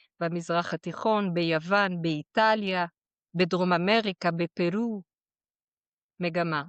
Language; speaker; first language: Hebrew; non-native, fluent; Portuguese